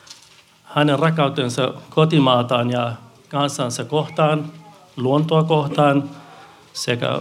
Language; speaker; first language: Finnish; non-native, fluent; Central Kurdish